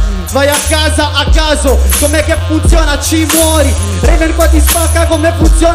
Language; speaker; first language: Italian; native; Italian